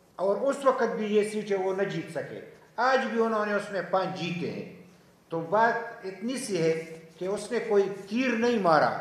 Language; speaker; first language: Urdu; non-native, local second language; Pashto